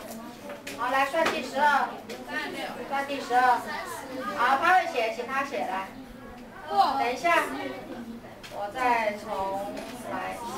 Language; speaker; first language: Chinese; native; Chinese